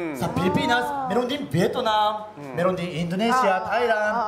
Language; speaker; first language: Filipino; non-native, learner; Japanese